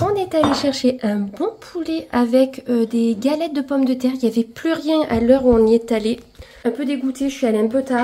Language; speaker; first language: French; native; French